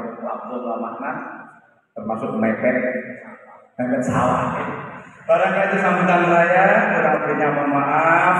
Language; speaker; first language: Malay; non-native, local second language; Javanese